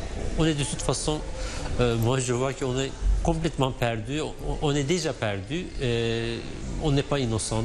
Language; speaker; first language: French; non-native, fluent; Turkish